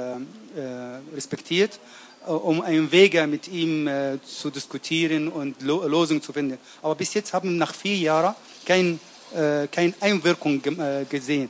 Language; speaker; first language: German; non-native, learner; Arabic